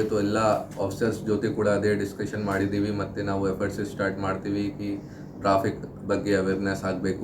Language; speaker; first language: Kannada; non-native, fluent; Hindi